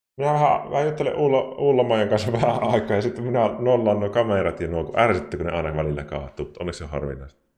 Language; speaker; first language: Finnish; native; Finnish